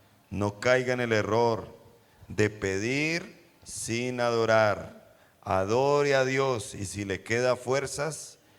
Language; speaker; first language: Spanish; native; Spanish